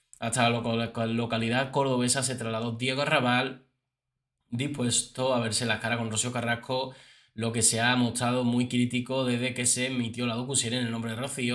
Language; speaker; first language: Spanish; native; Spanish